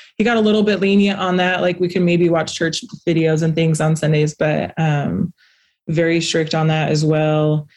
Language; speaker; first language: English; native; English